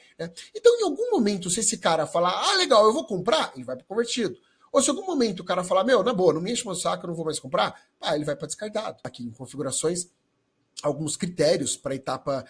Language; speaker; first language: Portuguese; native; Portuguese